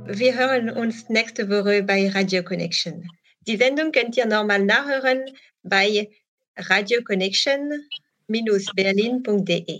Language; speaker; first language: German; non-native, learner; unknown